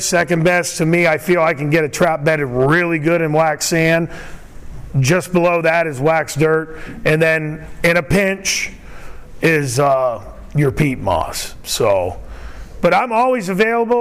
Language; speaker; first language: English; native; English